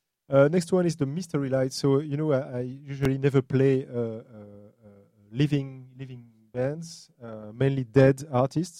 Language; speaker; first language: English; non-native, fluent; French